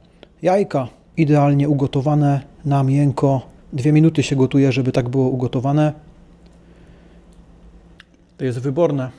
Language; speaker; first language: Polish; native; Polish